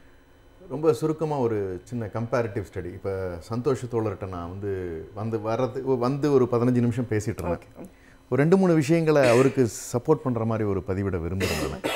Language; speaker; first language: Tamil; native; Tamil